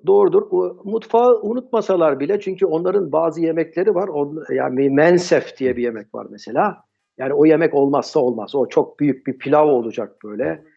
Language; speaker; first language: Turkish; early bilingual, heritage; Turkish